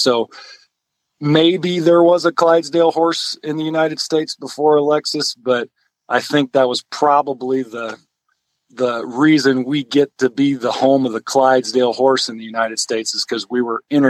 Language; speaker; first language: English; native; English